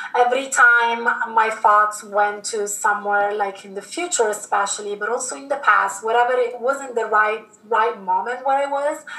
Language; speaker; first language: English; non-native, fluent; Italian